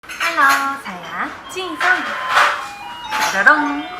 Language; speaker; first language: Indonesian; non-native, fluent; Korean